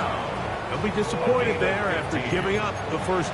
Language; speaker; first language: English; native; English